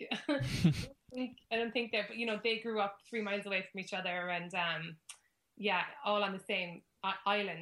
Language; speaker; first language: English; native; English